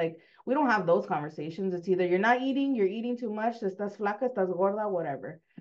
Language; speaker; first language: English; early bilingual, other home language; Spanish